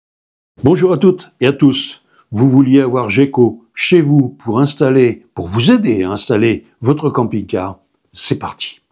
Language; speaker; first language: French; native; French